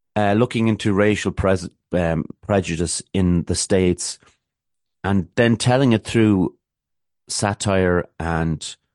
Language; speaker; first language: English; native; English